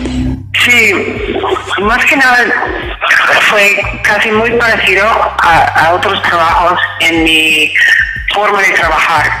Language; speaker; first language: Spanish; non-native, fluent; English